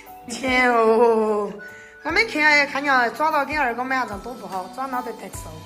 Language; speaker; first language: Chinese; native; Chinese